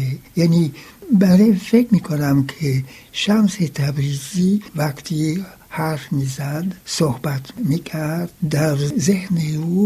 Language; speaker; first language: Persian; non-native, fluent; French